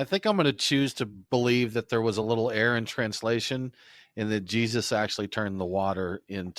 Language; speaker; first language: English; native; English